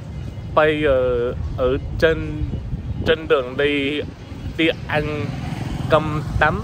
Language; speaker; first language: Vietnamese; non-native, learner; English